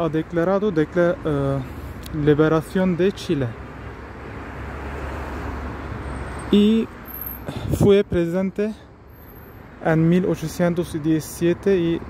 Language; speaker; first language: Spanish; non-native, learner; Turkish